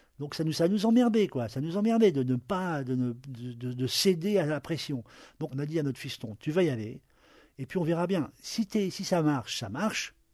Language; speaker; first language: French; native; French